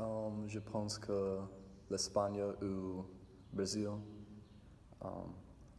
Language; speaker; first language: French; non-native, learner; English